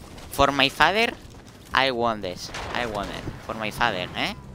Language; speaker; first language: English; non-native, learner; Spanish